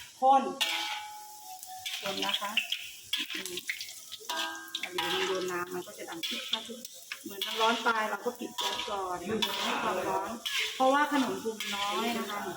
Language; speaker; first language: Thai; native; Thai